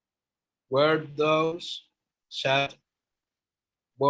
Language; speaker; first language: English; non-native, learner; Spanish